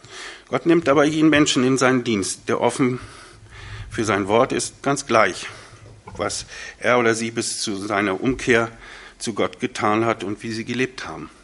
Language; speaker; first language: German; native; German